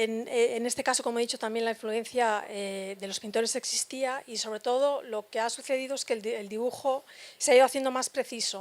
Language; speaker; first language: Spanish; native; Spanish